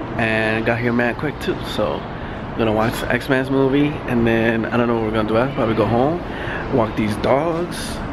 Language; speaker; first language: English; native; English